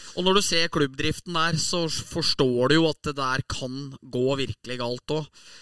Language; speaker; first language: Norwegian; native; Norwegian